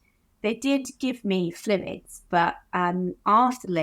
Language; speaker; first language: English; native; English